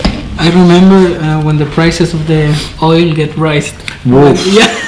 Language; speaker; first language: English; non-native, fluent; Spanish